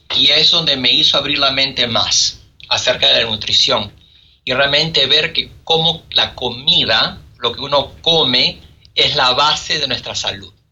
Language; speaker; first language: Spanish; native; Spanish